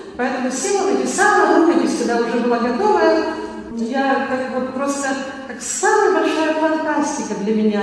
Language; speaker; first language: Russian; non-native, local second language; Karachay-Balkar